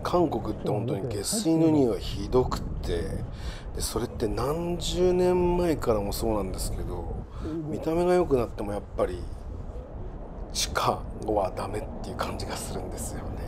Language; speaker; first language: Japanese; native; Japanese